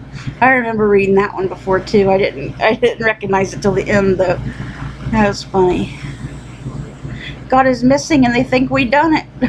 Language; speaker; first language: English; native; English